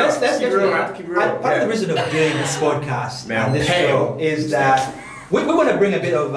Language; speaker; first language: English; native; English